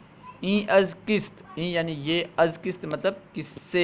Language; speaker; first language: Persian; non-native, fluent; Urdu